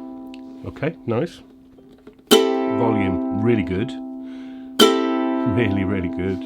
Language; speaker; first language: English; native; English